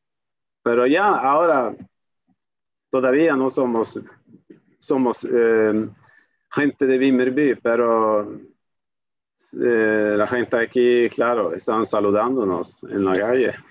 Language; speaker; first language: Spanish; non-native, fluent; Swedish